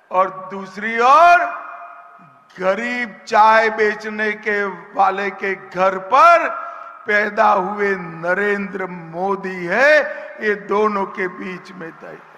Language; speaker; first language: Hindi; non-native, local second language; Gujarati